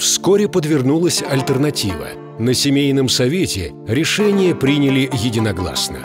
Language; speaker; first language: Russian; native; Russian